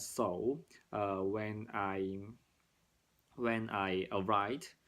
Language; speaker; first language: English; non-native, learner; Cantonese